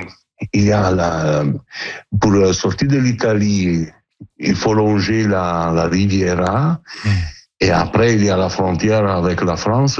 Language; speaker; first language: French; non-native, learner; Italian